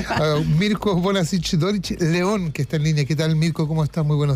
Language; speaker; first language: Spanish; native; Spanish